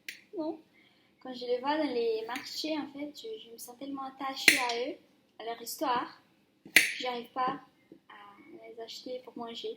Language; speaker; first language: French; non-native, fluent; Portuguese